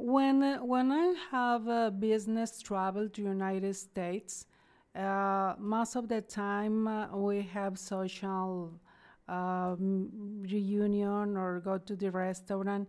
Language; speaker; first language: English; non-native, fluent; Spanish